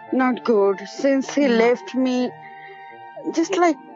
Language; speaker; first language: English; non-native, local second language; Bangla